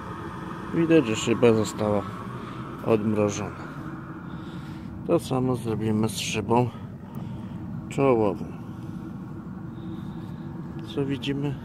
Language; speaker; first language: Polish; native; Polish